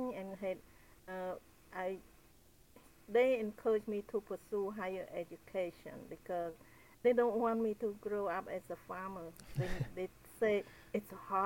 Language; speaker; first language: English; non-native, fluent; Khmer